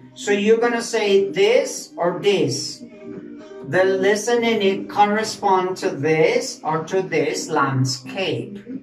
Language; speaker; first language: English; non-native, fluent; Spanish